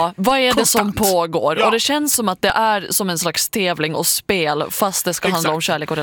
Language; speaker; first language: Swedish; native; Swedish